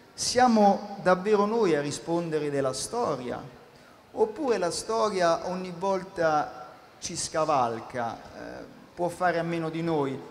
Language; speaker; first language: Italian; native; Italian